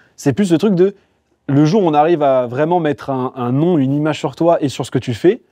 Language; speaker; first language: French; native; French